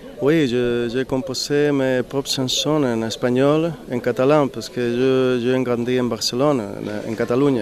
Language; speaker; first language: French; non-native, learner; Spanish